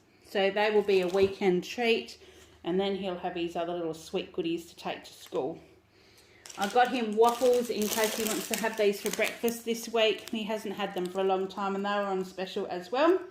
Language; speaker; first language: English; native; English